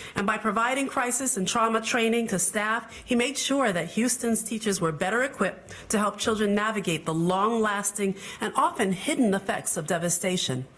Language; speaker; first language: English; native; English